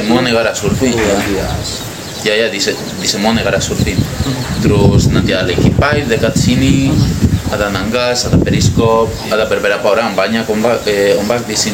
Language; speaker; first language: Indonesian; non-native, fluent; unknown